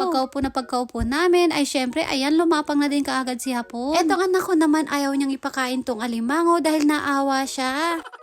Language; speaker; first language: Filipino; native; Filipino